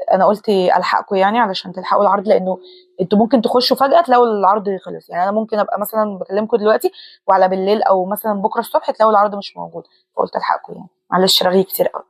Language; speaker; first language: Arabic; native; Arabic